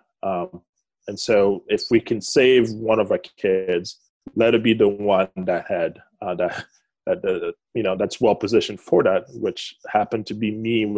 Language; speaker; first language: English; non-native, fluent; Lingala